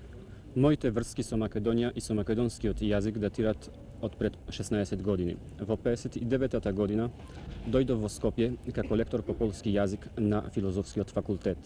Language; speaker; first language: Macedonian; non-native, fluent; Polish